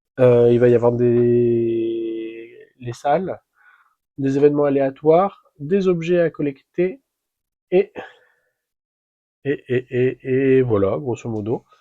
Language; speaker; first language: French; native; French